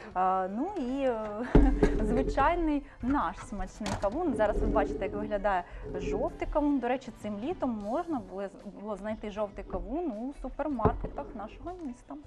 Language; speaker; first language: Ukrainian; native; Ukrainian